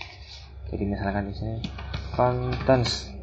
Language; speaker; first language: Indonesian; native; Indonesian